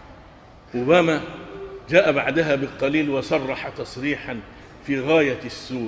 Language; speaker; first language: Arabic; native; Arabic